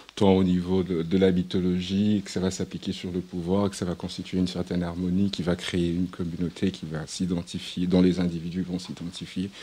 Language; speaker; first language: French; non-native, local second language; Swahili